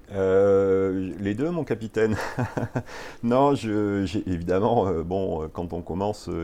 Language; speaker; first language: French; native; French